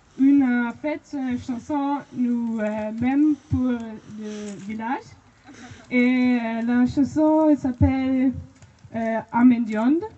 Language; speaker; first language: French; non-native, learner; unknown